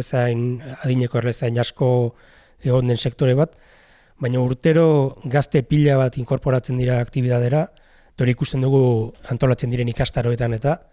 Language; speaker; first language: Basque; native; Basque